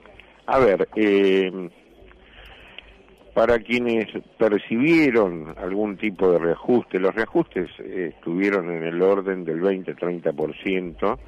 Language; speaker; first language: Spanish; native; Spanish